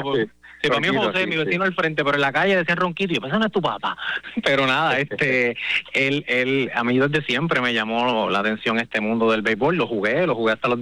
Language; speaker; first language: Spanish; native; Spanish